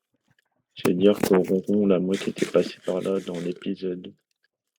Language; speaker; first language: French; native; French